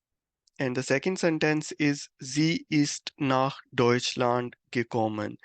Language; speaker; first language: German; non-native, fluent; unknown